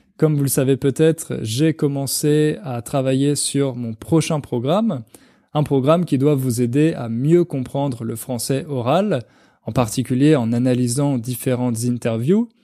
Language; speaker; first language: French; native; French